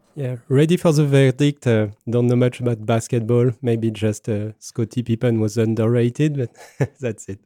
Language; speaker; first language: English; non-native, fluent; French